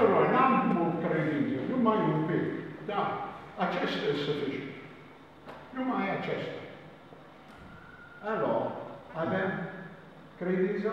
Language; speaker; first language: Romanian; non-native, learner; English